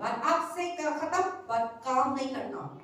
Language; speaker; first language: Hindi; non-native, local second language; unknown